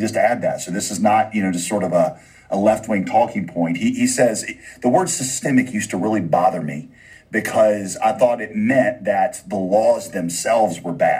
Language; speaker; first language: English; non-native, fluent; German